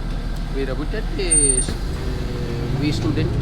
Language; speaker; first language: Russian; non-native, learner; Turkish